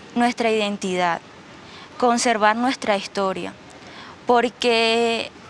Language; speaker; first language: Spanish; native; Spanish